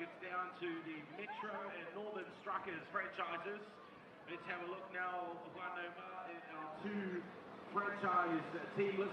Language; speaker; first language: English; native; English